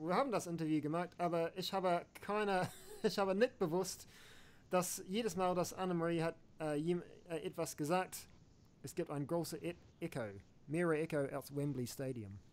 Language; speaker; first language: German; non-native, learner; English